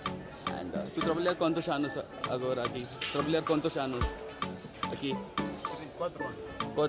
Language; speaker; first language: Portuguese; non-native, learner; Malayalam